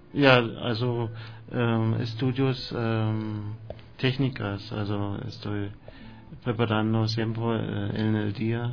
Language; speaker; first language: Spanish; non-native, learner; German